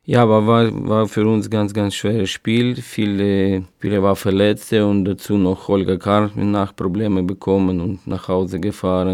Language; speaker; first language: German; non-native, learner; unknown